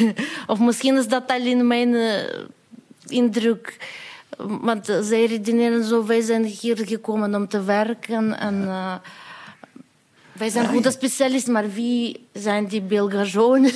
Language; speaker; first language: Dutch; non-native, fluent; Russian